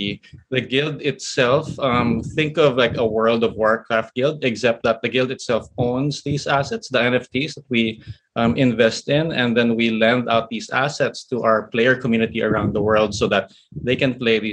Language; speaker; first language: English; non-native, local second language; Filipino